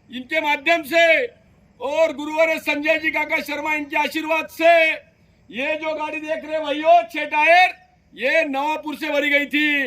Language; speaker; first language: Hindi; non-native, local second language; Marathi